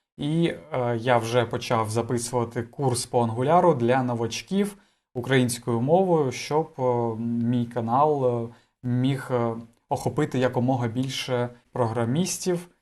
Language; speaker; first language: Ukrainian; non-native, local second language; Russian